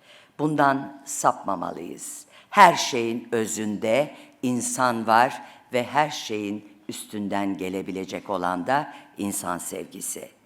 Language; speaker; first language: Turkish; native; Turkish